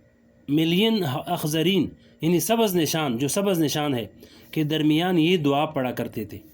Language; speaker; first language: Urdu; native; Urdu